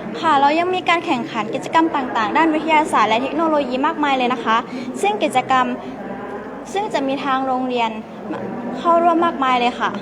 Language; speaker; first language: Thai; native; Thai